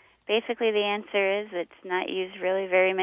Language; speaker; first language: English; native; English